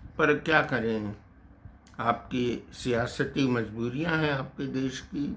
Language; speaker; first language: Hindi; native; Hindi